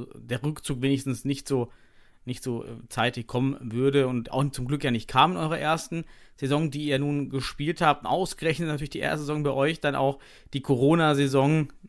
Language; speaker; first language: German; native; German